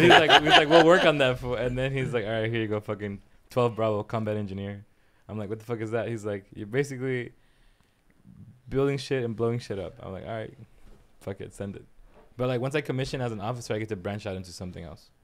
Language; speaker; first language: English; early bilingual, other home language; Spanish